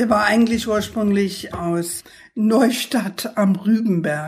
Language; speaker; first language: German; non-native, fluent; English